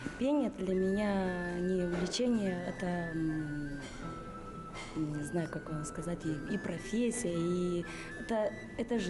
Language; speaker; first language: Russian; non-native, local second language; Romanian